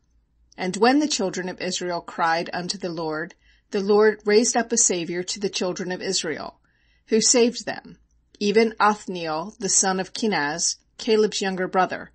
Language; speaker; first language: English; native; English